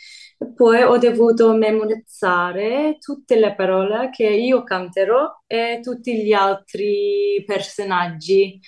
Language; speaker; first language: Italian; early bilingual, heritage; English